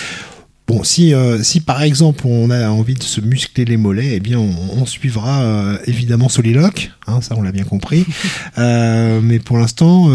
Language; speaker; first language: French; native; French